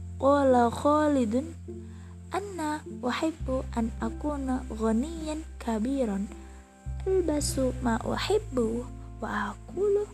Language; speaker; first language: Arabic; non-native, learner; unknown